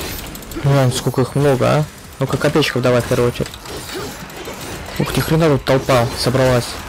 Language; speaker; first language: Russian; native; Russian